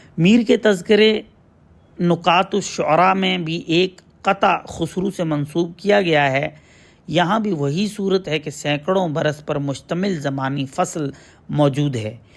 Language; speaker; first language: Urdu; native; Urdu